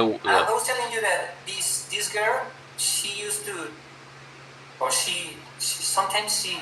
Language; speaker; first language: English; non-native, fluent; Spanish